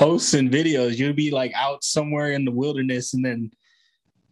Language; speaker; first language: English; native; English